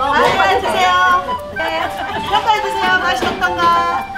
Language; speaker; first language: Korean; native; Korean